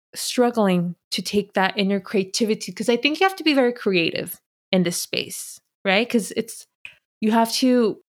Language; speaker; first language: English; early bilingual, other home language; Spanish